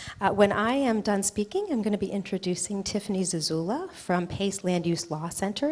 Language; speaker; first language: English; native; English